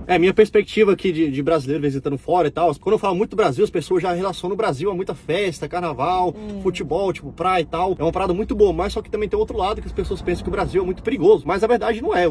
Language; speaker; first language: Portuguese; native; Portuguese